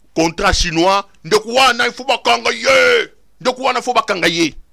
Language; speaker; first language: French; non-native, local second language; Lingala